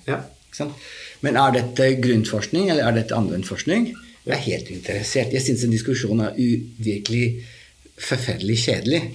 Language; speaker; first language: Norwegian; non-native, fluent; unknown